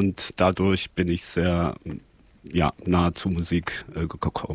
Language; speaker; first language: German; non-native, fluent; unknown